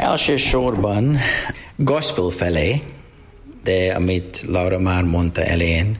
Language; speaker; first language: Hungarian; non-native, learner; English